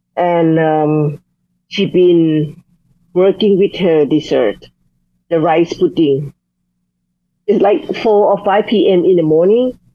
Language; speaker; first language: English; non-native, learner; Thai